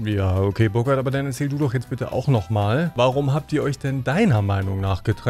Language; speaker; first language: German; native; German